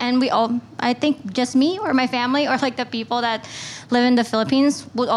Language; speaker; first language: English; non-native, local second language; Filipino